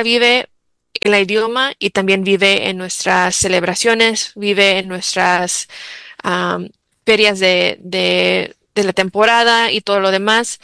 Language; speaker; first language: Spanish; early bilingual, heritage; English